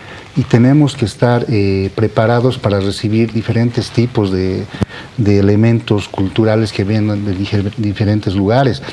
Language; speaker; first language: Spanish; native; Spanish